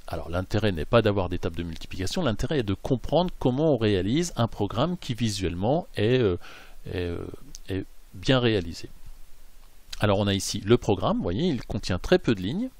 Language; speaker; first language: French; native; French